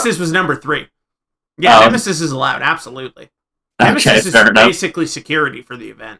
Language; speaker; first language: English; native; English